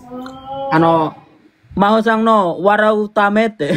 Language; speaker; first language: Japanese; non-native, learner; Javanese